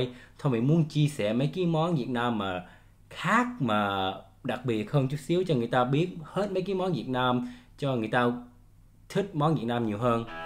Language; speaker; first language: Vietnamese; early bilingual, heritage; Vietnamese